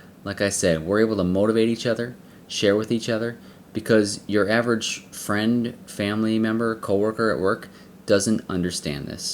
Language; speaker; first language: English; native; English